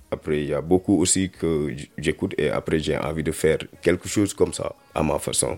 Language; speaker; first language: French; non-native, local second language; Wolof